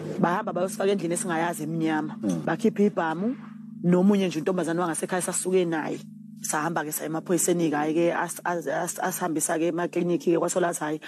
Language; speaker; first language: Zulu; native; Zulu